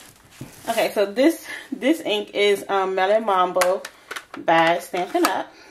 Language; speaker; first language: English; native; English